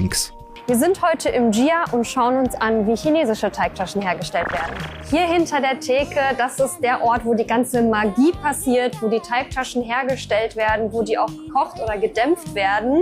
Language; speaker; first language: German; native; German